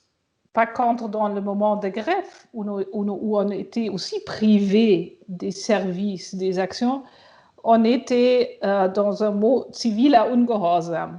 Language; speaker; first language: French; non-native, fluent; German